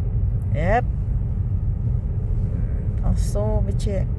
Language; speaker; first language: Dutch; non-native, learner; Filipino